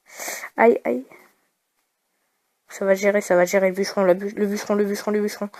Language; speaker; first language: French; native; French